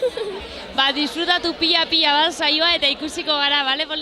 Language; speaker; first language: Basque; native; Basque